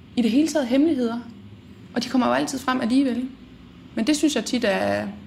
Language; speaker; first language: Danish; native; Danish